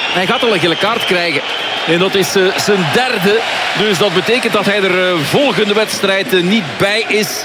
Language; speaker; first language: Dutch; native; Dutch